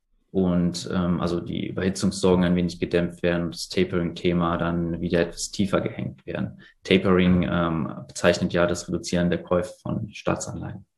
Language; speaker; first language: German; native; German